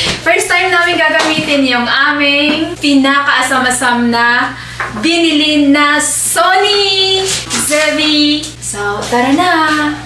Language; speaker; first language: Filipino; non-native, local second language; Hiligaynon